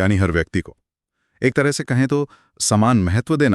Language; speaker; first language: Hindi; native; Hindi